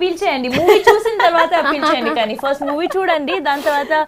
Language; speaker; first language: Telugu; non-native, fluent; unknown